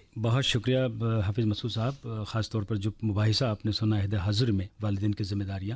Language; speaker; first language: Urdu; native; Urdu